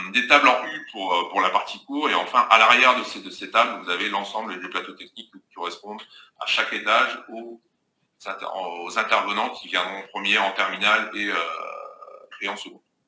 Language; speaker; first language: French; native; French